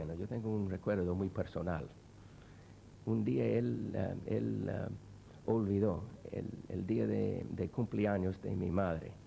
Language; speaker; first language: Spanish; non-native, fluent; English